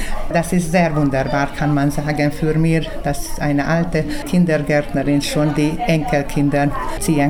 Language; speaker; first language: German; early bilingual, heritage; German